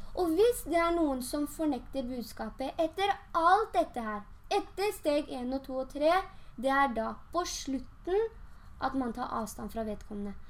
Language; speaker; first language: Norwegian; early bilingual, other home language; Urdu